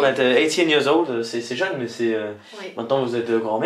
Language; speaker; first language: French; native; French